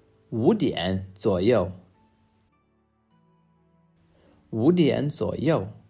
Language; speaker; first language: Chinese; non-native, fluent; English